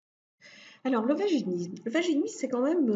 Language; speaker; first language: French; native; French